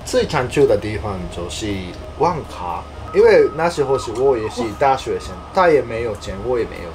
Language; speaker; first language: Chinese; non-native, fluent; Japanese